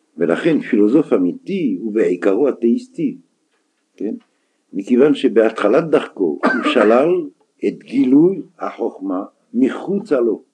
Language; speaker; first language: Hebrew; non-native, fluent; French